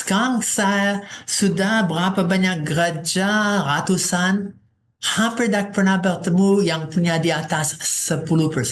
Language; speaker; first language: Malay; non-native, fluent; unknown